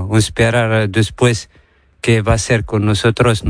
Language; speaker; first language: Spanish; non-native, learner; Arabic